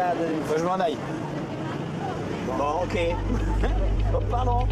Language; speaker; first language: French; native; French